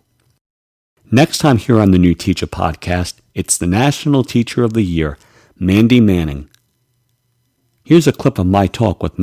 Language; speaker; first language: English; native; English